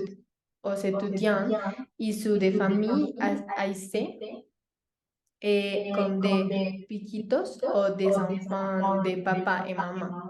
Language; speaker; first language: French; non-native, learner; Spanish